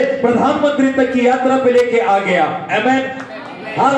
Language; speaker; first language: Hindi; native; Hindi